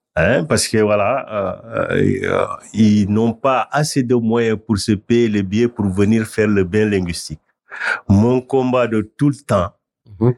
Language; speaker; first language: French; non-native, local second language; Wolof